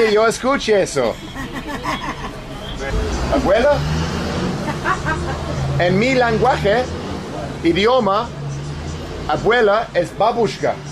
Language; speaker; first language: Spanish; non-native, learner; English